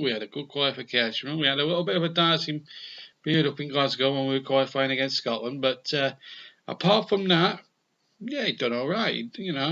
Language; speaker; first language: English; native; English